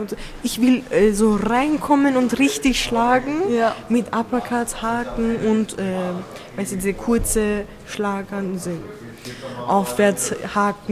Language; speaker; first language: German; early bilingual, other home language; Turkish